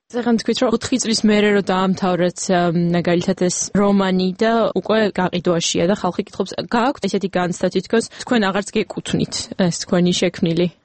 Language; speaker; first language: Georgian; native; Georgian